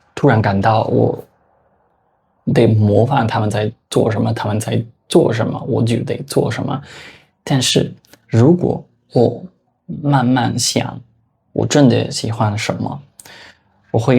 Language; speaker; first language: Chinese; non-native, fluent; Spanish